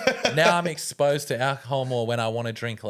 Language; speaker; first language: English; native; English